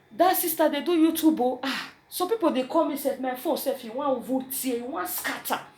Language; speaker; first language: Nigerian Pidgin; native; Nigerian Pidgin